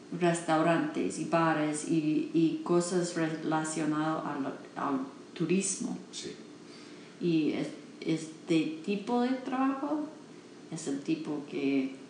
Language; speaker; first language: Spanish; non-native, learner; English